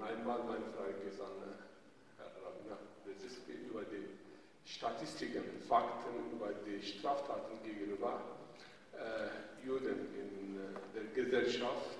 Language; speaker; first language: German; non-native, fluent; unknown